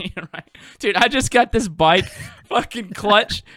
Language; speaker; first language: English; native; English